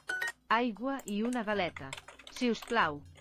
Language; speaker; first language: Catalan; non-native, learner; English